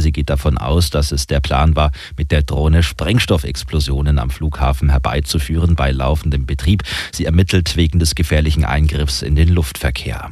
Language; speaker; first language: German; native; German